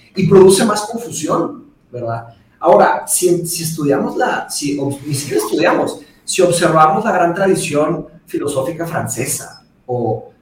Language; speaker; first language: Spanish; early bilingual, other home language; Portuguese